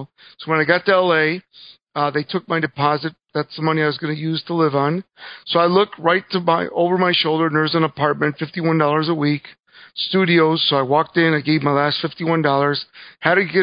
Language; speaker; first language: English; early bilingual, other home language; Spanish